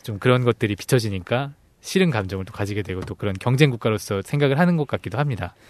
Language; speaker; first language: Korean; native; Korean